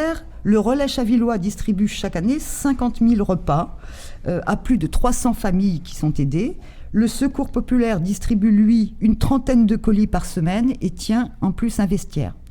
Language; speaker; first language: French; native; French